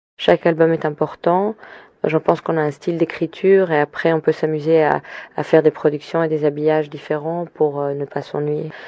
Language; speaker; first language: French; early bilingual, other home language; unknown